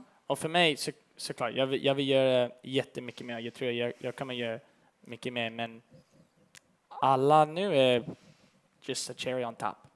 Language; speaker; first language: Swedish; early bilingual, heritage; English